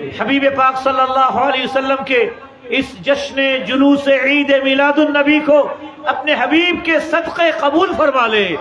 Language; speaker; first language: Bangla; non-native, local second language; Urdu